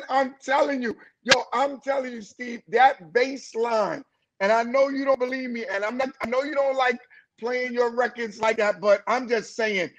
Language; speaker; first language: English; native; English